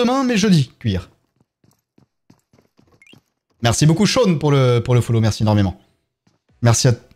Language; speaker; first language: French; native; French